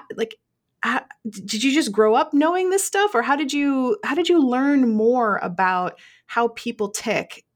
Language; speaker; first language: English; native; English